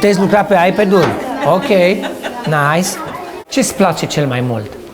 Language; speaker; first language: Romanian; native; Romanian